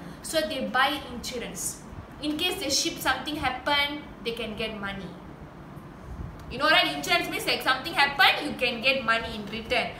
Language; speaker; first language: English; non-native, local second language; Tamil